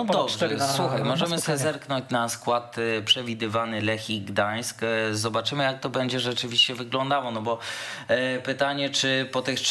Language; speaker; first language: Polish; native; Polish